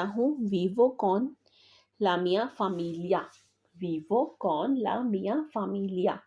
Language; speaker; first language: Italian; non-native, learner; Urdu